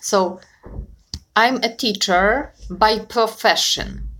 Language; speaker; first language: English; non-native, fluent; Polish